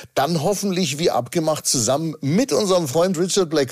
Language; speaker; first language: German; native; German